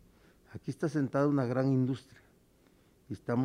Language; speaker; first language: Spanish; native; Spanish